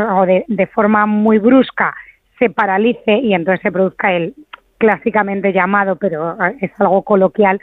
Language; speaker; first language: Spanish; native; Spanish